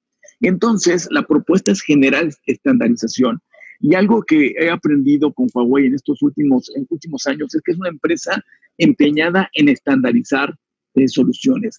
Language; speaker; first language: Spanish; native; Spanish